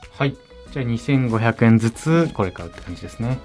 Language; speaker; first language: Japanese; native; Japanese